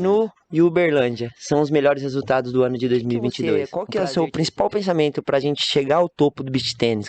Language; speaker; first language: Portuguese; native; Portuguese